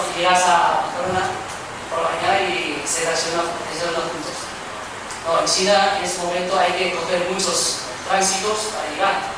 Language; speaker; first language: Spanish; early bilingual, other home language; Chinese